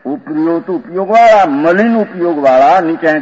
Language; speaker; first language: Hindi; non-native, local second language; Gujarati